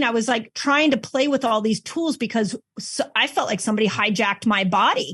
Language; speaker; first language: English; native; English